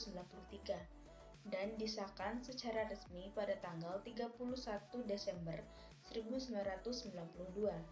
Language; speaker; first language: Indonesian; native; Indonesian